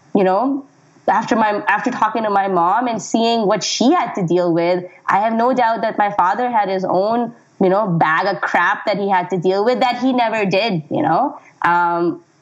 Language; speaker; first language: English; non-native, local second language; Urdu